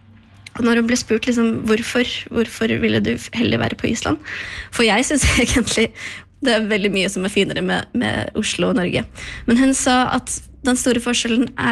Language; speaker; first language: Norwegian; early bilingual, other home language; Icelandic